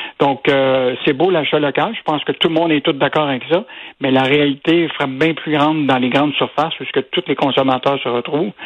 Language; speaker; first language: French; native; French